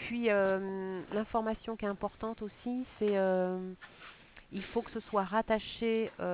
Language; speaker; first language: French; native; French